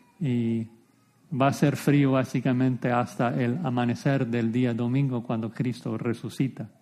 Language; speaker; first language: Spanish; non-native, fluent; English